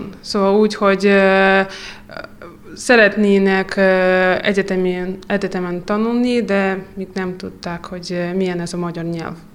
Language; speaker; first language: Hungarian; non-native, fluent; Russian